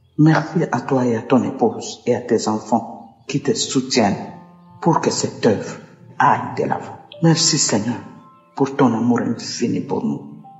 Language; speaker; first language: French; non-native, local second language; Lingala